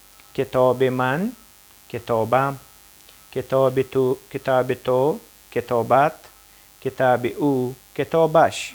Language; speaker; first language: Persian; non-native, fluent; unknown